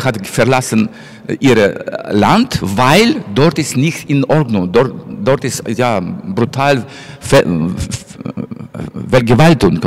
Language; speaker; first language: German; non-native, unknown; Russian